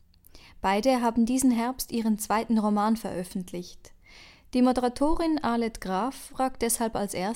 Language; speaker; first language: German; native; German